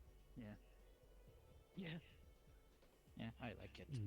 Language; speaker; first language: English; non-native, learner; Russian